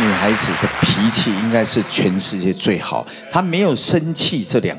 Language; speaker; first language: Chinese; native; Chinese